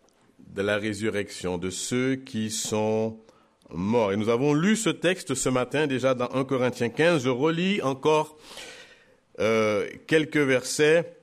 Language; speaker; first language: French; native; French